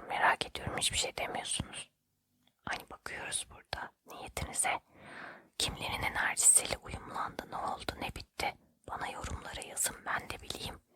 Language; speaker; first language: Turkish; native; Turkish